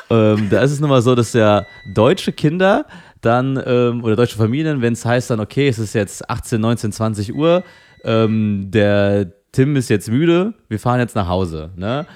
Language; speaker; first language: German; early bilingual, other home language; Filipino